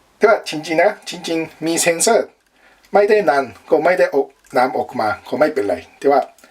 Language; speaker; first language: Thai; non-native, learner; Japanese